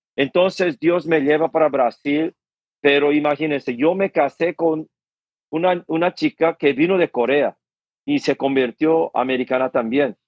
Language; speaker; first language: Spanish; non-native, fluent; Korean